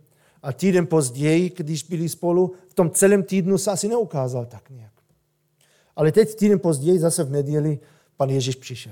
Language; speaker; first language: Czech; non-native, fluent; German